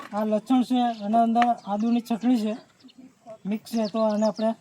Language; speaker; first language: Gujarati; non-native, local second language; Rathawi